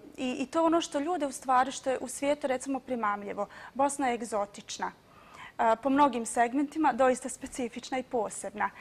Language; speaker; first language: Croatian; native; Croatian